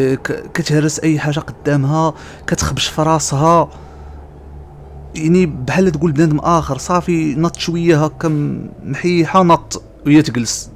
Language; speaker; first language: Arabic; native; Arabic